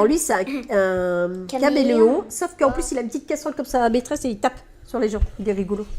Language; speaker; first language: French; native; French